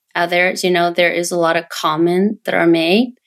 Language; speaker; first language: English; non-native, fluent; Vietnamese